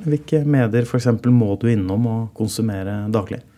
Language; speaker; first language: Norwegian; native; Norwegian